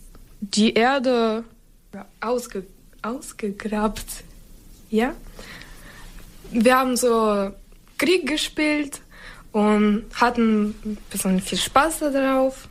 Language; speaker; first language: German; non-native, learner; Ukrainian